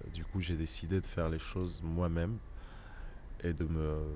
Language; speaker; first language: French; non-native, local second language; Arabic